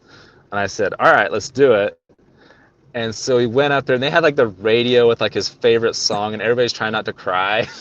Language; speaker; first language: English; native; English